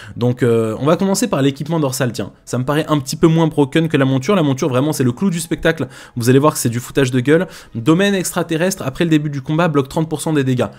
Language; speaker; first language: French; native; French